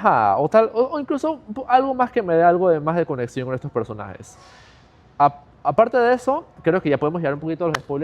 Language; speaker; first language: Spanish; native; Spanish